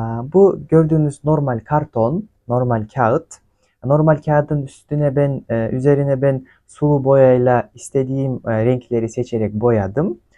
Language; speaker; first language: Turkish; non-native, fluent; Kyrgyz